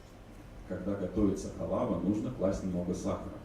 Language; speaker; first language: Russian; native; Russian